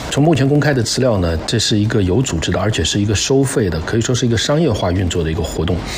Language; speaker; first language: Chinese; native; Chinese